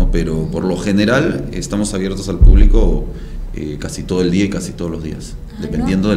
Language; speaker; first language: Spanish; native; Spanish